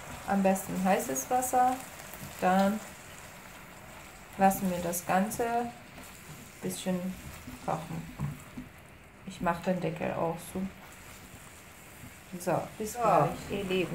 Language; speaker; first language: German; non-native, fluent; Persian